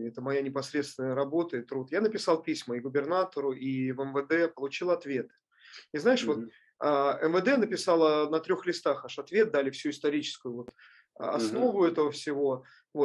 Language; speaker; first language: Russian; native; Russian